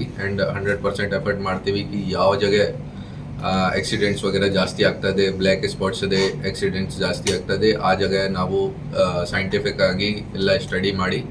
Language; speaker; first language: Kannada; non-native, local second language; Hindi